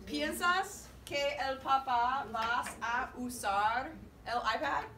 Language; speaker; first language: Spanish; non-native, fluent; English